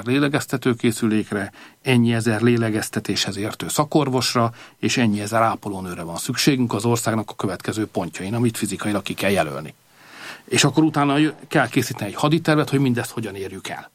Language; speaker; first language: Hungarian; native; Hungarian